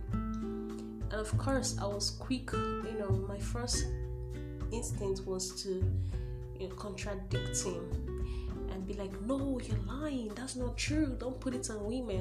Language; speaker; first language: English; non-native, local second language; Igbo